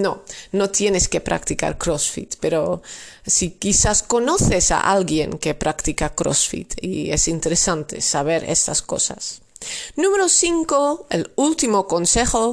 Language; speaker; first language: Spanish; non-native, fluent; Dutch